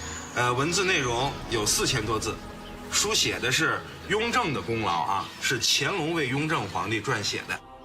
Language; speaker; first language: Chinese; native; Chinese